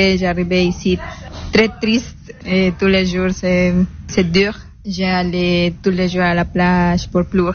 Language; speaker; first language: French; non-native, learner; Spanish